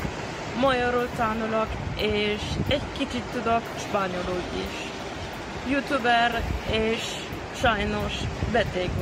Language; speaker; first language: Hungarian; non-native, learner; English